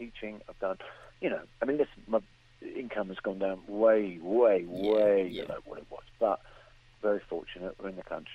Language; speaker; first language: English; native; English